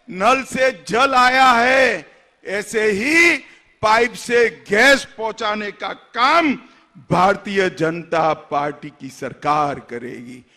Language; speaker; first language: Hindi; non-native, local second language; Gujarati